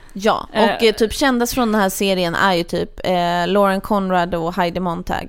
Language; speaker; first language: Swedish; native; Swedish